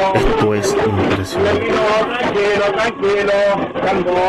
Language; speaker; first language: Spanish; native; Spanish